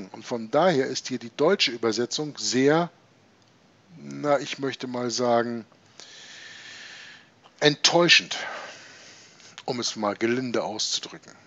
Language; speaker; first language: German; native; German